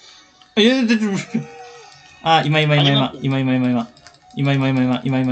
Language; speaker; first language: Japanese; native; Japanese